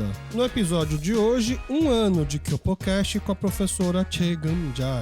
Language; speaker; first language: Portuguese; early bilingual, other home language; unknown